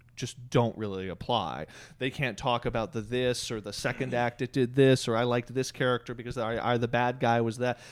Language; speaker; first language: English; native; English